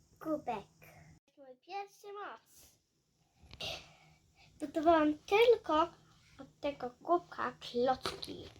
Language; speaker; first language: Polish; early bilingual, heritage; Polish